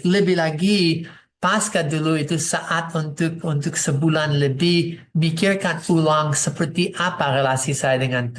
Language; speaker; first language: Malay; non-native, fluent; English